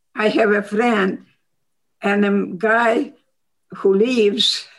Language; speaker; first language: English; non-native, fluent; Hungarian